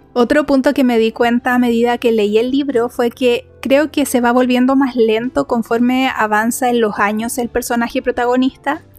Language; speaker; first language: Spanish; native; Spanish